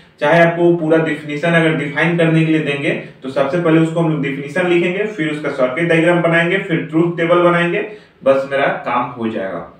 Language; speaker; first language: Hindi; native; Hindi